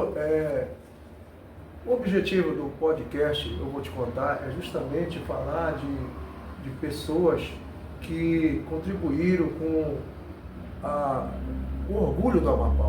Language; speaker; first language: Portuguese; native; Portuguese